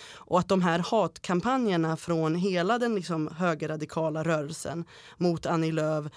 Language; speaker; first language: Swedish; early bilingual, other home language; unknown